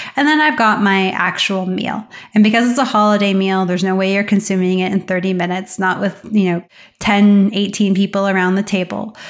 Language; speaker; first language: English; native; English